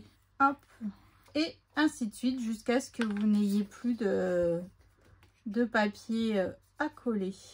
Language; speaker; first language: French; native; French